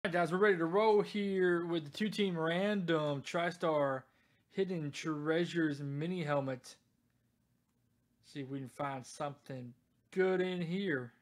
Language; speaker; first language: English; native; English